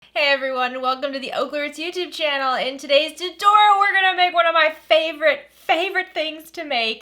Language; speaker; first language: English; native; English